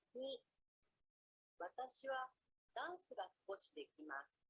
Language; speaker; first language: Japanese; non-native, learner; Indonesian